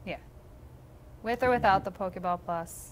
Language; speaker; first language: English; native; English